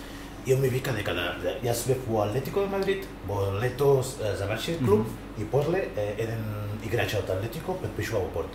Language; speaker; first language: Macedonian; non-native, learner; Spanish